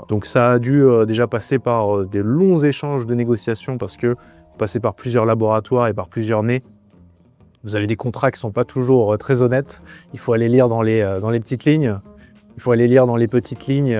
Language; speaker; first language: French; native; French